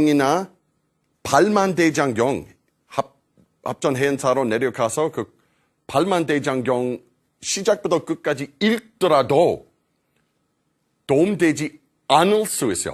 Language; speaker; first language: Korean; non-native, fluent; English